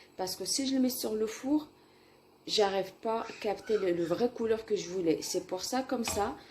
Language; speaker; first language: French; non-native, local second language; Arabic